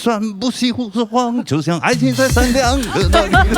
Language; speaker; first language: Chinese; native; Chinese